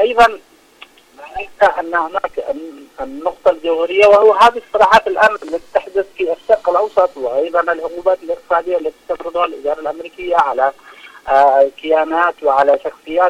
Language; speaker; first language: Arabic; native; Arabic